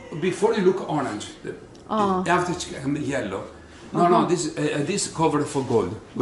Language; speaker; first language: English; non-native, learner; Italian